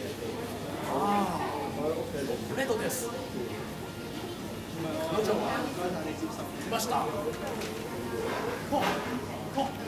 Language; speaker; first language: Japanese; non-native, learner; Cantonese